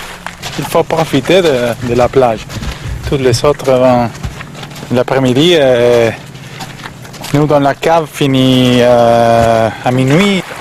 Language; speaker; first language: French; non-native, learner; Spanish